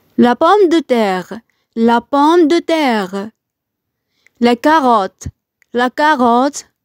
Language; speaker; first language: French; non-native, local second language; Arabic